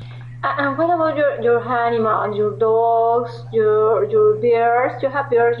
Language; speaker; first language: English; non-native, learner; Spanish